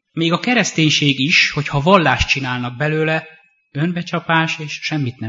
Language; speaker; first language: Hungarian; native; Hungarian